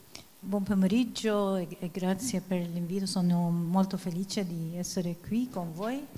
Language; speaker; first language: Italian; non-native, fluent; Maltese